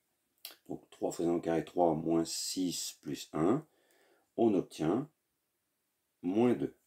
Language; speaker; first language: French; native; French